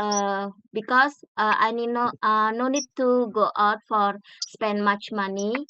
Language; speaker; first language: English; non-native, learner; Indonesian